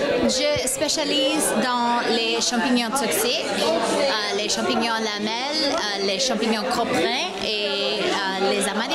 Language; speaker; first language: French; non-native, local second language; English